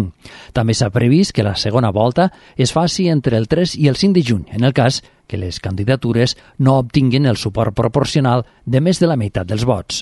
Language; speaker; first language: Catalan; native; Catalan